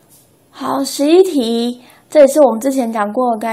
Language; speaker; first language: Chinese; native; Chinese